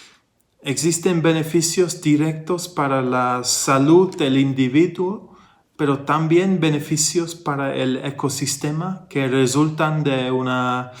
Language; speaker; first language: Spanish; non-native, fluent; English